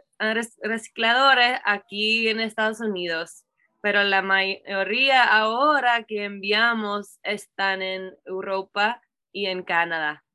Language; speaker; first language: Spanish; non-native, learner; English